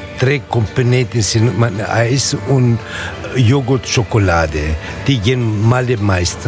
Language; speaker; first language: German; non-native, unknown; Italian